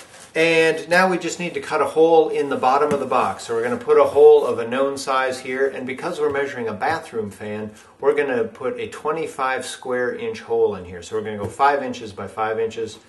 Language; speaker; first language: English; native; English